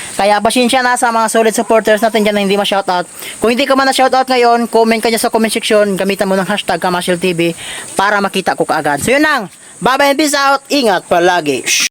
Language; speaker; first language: Filipino; non-native, local second language; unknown